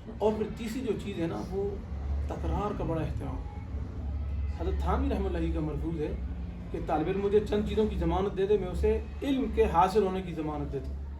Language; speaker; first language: Urdu; non-native, local second language; Pashto